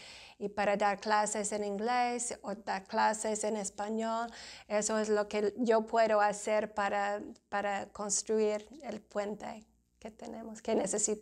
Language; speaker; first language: Spanish; non-native, fluent; English